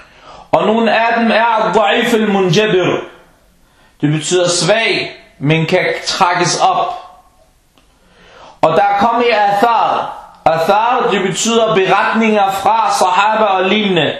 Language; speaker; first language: Danish; early bilingual, other home language; Arabic